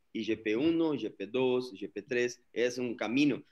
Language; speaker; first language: Spanish; non-native, learner; Portuguese